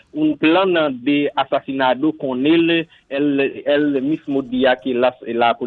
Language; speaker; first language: Spanish; non-native, learner; Haitian Creole